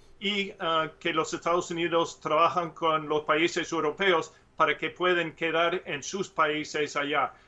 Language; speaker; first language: Spanish; non-native, learner; English